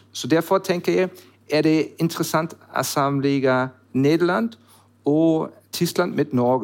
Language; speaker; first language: Norwegian; non-native, learner; German